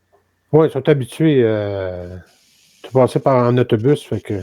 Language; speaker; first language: French; native; French